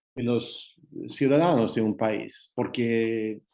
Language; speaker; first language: Spanish; non-native, fluent; Swedish